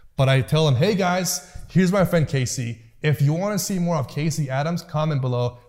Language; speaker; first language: English; early bilingual, other home language; Persian